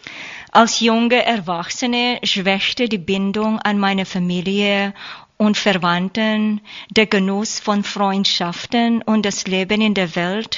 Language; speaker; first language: German; non-native, learner; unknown